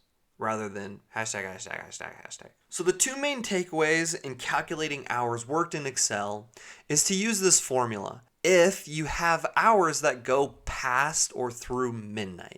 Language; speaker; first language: English; native; English